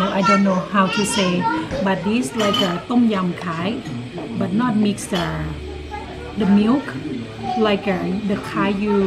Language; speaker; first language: English; non-native, learner; Thai